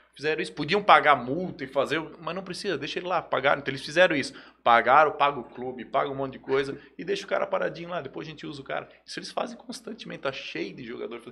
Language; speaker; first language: Portuguese; native; Portuguese